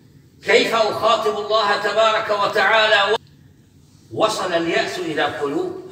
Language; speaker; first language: Arabic; native; Arabic